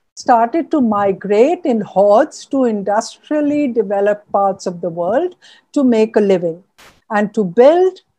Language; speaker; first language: English; non-native, local second language; Urdu